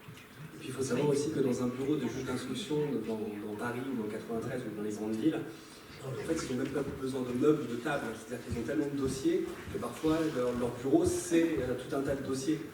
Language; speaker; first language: French; native; French